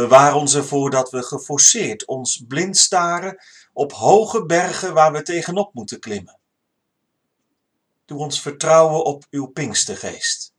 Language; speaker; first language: Dutch; native; Dutch